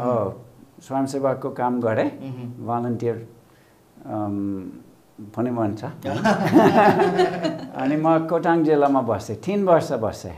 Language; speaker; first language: Nepali; non-native, fluent; English